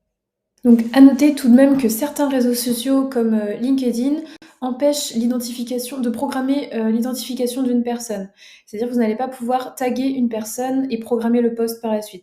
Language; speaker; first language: French; native; French